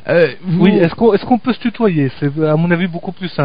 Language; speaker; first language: French; native; French